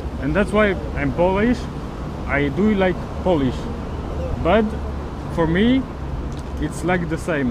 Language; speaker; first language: English; non-native, learner; Polish